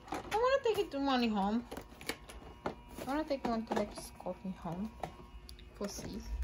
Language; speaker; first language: English; non-native, learner; Portuguese